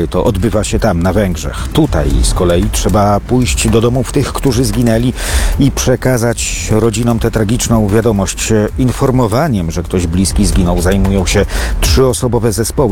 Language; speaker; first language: Polish; native; Polish